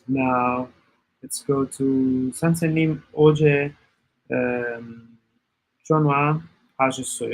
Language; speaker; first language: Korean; non-native, learner; Italian